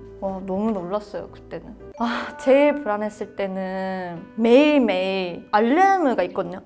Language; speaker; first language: Korean; non-native, fluent; Japanese